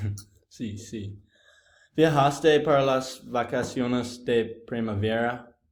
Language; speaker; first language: Spanish; non-native, learner; English